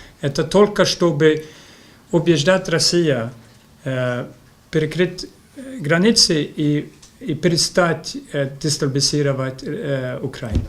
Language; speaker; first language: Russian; non-native, fluent; Swedish